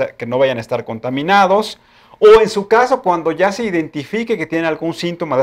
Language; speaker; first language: Spanish; native; Spanish